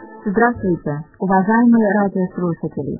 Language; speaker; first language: Russian; non-native, fluent; Chinese